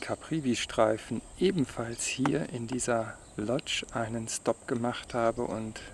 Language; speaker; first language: German; native; German